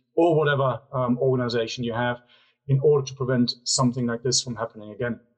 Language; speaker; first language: English; non-native, fluent; German